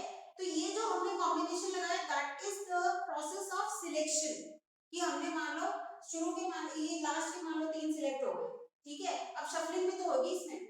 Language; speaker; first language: Hindi; native; Hindi